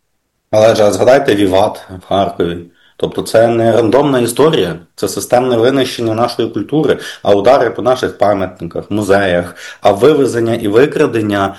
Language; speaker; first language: Ukrainian; native; Ukrainian